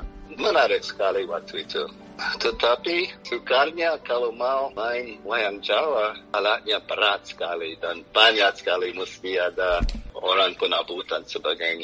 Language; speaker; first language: Indonesian; non-native, fluent; English